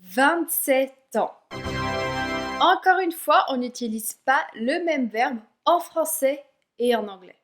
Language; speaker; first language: French; native; French